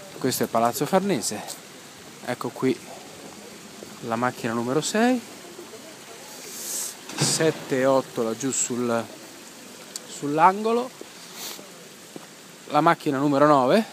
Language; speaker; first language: Italian; native; Italian